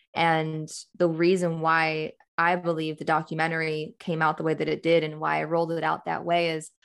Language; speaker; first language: English; native; English